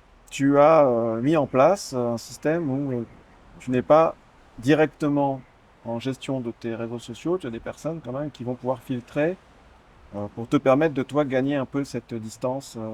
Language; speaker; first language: French; native; French